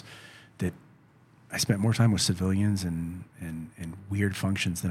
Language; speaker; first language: English; native; English